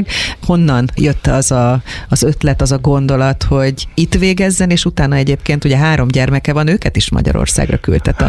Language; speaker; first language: Hungarian; native; Hungarian